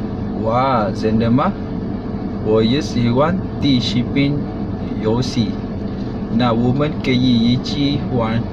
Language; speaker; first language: Chinese; non-native, learner; Malay